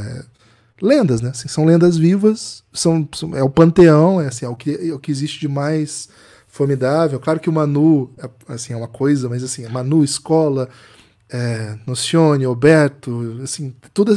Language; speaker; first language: Portuguese; native; Portuguese